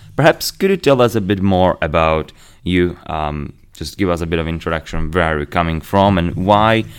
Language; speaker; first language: English; non-native, fluent; Slovak